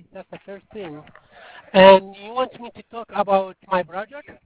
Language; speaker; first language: English; non-native, fluent; Arabic